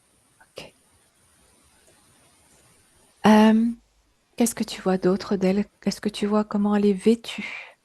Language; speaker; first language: French; native; French